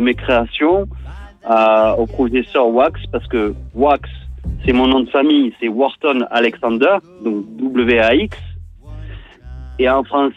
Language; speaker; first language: French; non-native, local second language; English